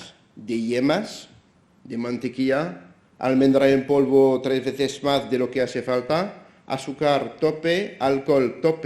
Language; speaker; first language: Spanish; non-native, fluent; French